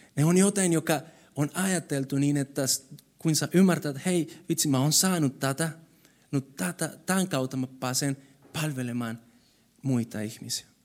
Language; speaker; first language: Finnish; non-native, fluent; Spanish